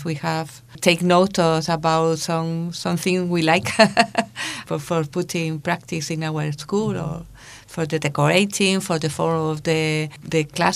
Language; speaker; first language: English; non-native, learner; Spanish